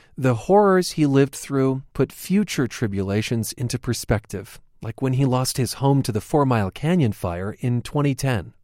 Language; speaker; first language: English; native; English